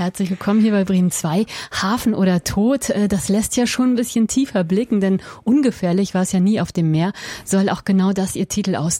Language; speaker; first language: German; native; German